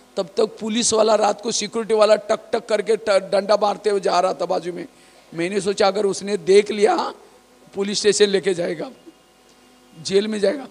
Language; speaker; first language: Hindi; non-native, local second language; Marathi